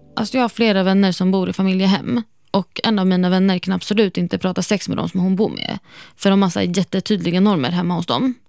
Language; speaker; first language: Swedish; non-native, fluent; Arabic